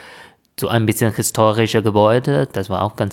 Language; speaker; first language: German; non-native, fluent; Chinese